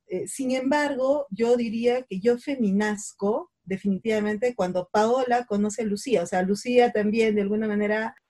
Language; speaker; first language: Spanish; native; Spanish